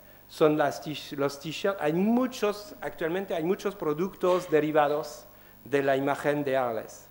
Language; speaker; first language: Spanish; non-native, learner; French